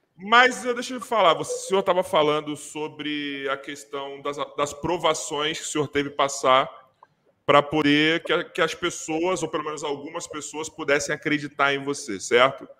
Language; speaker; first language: Portuguese; native; Portuguese